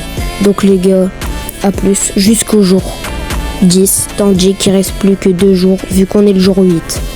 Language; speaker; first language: French; native; French